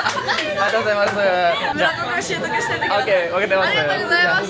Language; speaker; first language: Japanese; native; Japanese